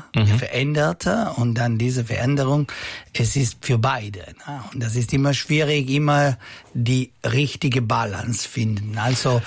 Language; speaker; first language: German; non-native, learner; Italian